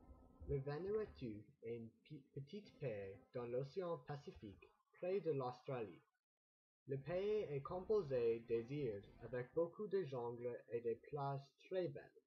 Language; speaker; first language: French; non-native, learner; English